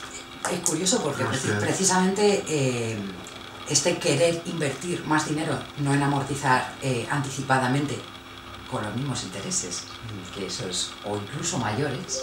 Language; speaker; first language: Spanish; native; Spanish